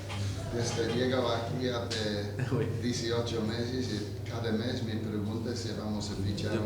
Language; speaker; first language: Spanish; non-native, fluent; English